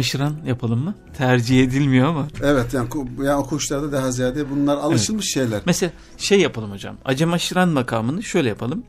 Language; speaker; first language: Turkish; native; Turkish